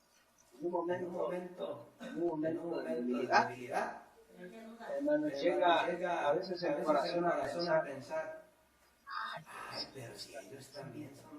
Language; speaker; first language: Spanish; native; Spanish